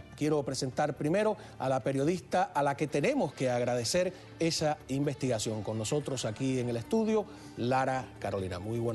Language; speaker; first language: Spanish; native; Spanish